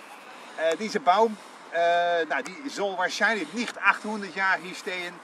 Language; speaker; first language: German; non-native, learner; Dutch